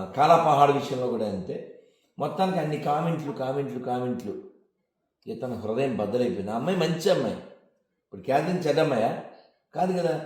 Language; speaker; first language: Telugu; native; Telugu